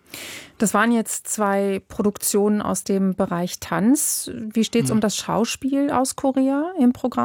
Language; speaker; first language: German; native; German